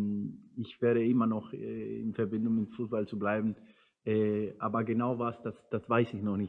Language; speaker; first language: German; non-native, fluent; Spanish